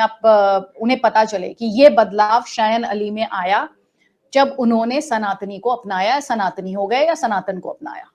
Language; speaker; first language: Hindi; native; Hindi